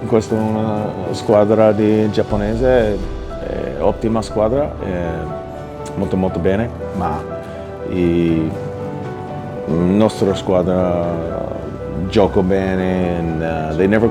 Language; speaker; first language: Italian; non-native, learner; English